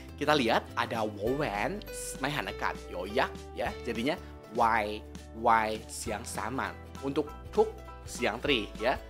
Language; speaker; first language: Indonesian; native; Indonesian